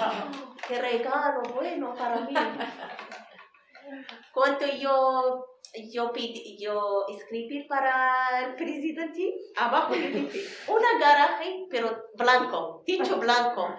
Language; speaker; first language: Spanish; non-native, learner; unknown